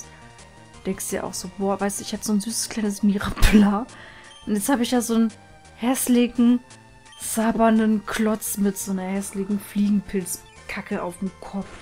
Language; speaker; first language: German; native; German